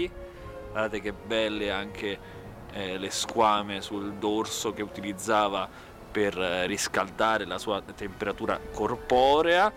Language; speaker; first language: Italian; native; Italian